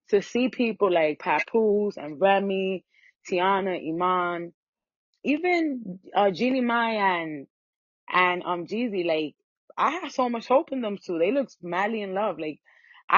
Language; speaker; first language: English; native; English